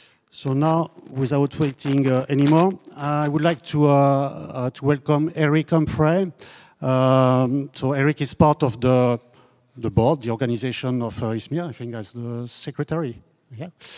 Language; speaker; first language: English; non-native, fluent; French